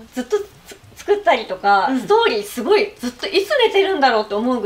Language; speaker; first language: Japanese; native; Japanese